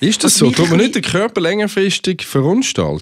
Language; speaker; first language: German; native; German